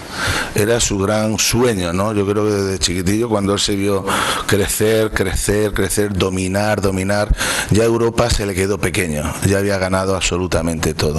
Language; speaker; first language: Spanish; native; Spanish